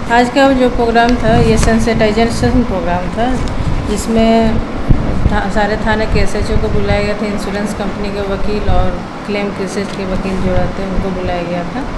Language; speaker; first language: Hindi; native; Hindi